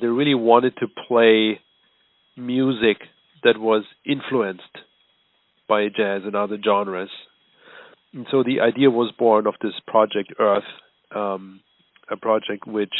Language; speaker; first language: English; non-native, fluent; German